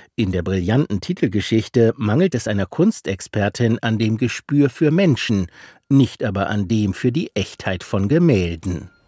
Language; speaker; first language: German; native; German